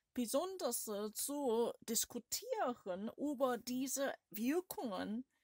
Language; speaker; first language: German; non-native, learner; Korean